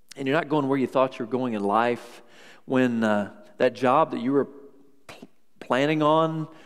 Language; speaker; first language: English; native; English